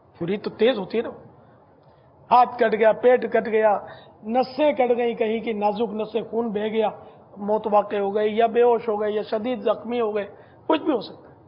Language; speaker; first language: Urdu; non-native, local second language; Memoni